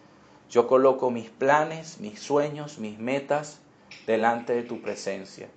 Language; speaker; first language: Spanish; native; Spanish